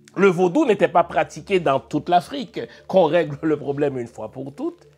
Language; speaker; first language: French; non-native, local second language; Haitian Creole